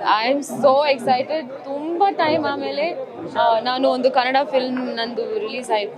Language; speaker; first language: Kannada; non-native, learner; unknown